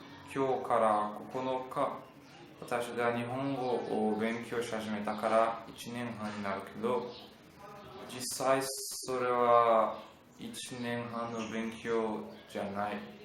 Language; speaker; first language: Japanese; non-native, learner; Portuguese